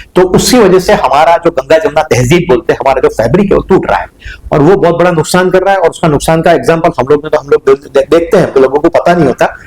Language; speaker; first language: Hindi; non-native, local second language; Gujarati